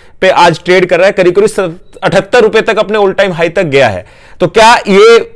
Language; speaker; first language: Hindi; native; Hindi